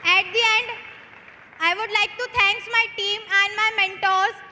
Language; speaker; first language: Hindi; native; Hindi